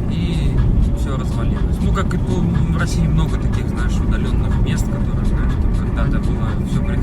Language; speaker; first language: Russian; native; Russian